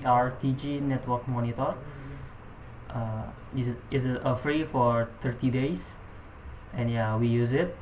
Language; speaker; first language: English; non-native, learner; Indonesian